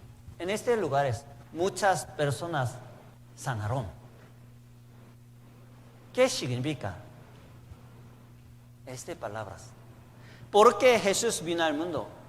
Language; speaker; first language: Spanish; non-native, learner; Korean